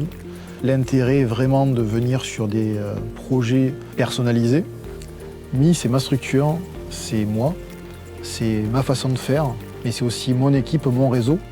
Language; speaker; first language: French; native; French